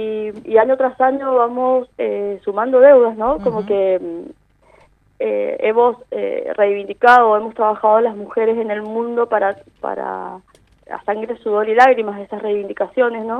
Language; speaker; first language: Spanish; native; Spanish